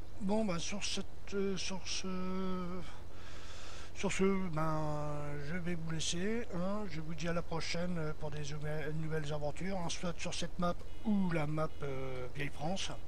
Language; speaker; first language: French; native; French